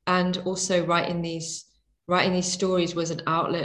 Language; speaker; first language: English; native; English